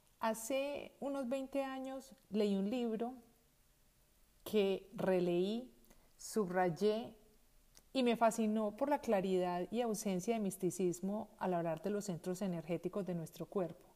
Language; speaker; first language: Spanish; native; Spanish